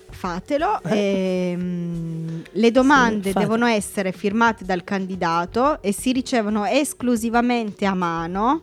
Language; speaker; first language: Italian; native; Italian